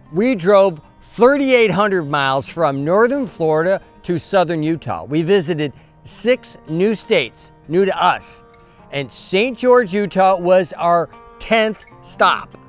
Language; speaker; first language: English; native; English